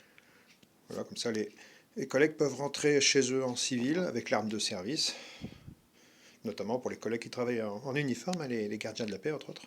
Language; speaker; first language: French; native; French